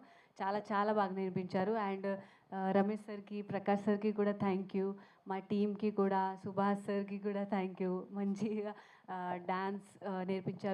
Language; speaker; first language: Telugu; non-native, learner; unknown